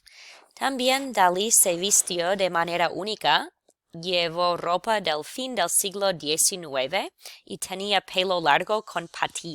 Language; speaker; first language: Spanish; non-native, fluent; English